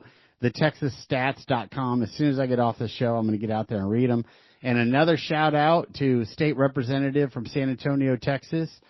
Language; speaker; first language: English; native; English